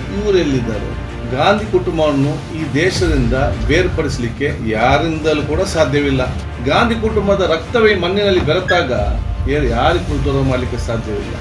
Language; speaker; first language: Kannada; non-native, local second language; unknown